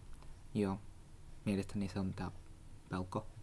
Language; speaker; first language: Finnish; non-native, learner; Russian